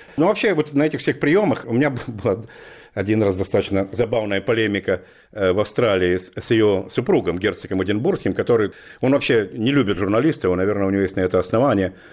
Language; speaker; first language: Russian; native; Russian